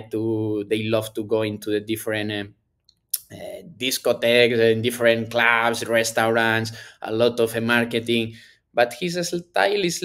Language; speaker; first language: English; non-native, learner; Spanish